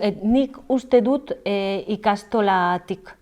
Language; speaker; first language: Basque; non-native, learner; Galician